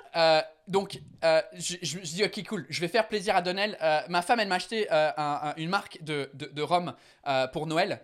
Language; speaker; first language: French; non-native, fluent; English